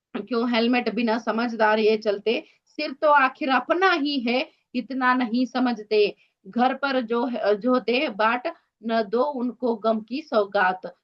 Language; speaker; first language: Hindi; non-native, local second language; Kannada